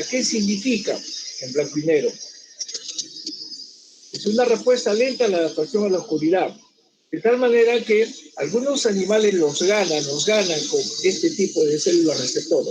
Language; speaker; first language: Spanish; native; Spanish